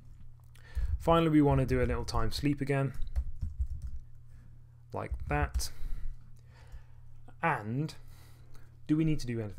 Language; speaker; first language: English; native; English